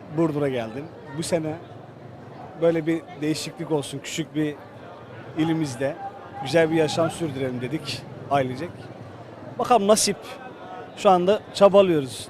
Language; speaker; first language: Turkish; non-native, local second language; Kurdish